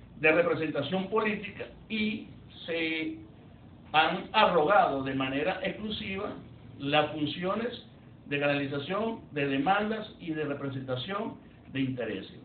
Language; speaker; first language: Spanish; native; Spanish